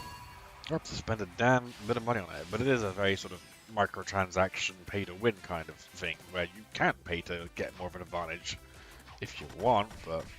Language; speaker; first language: English; native; English